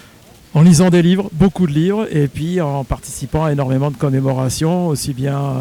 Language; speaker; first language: French; native; French